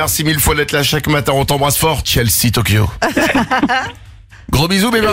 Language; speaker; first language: French; native; French